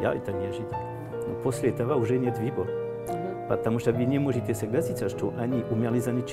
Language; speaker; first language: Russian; early bilingual, heritage; French